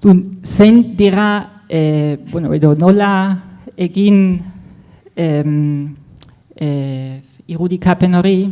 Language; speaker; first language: Basque; non-native, fluent; German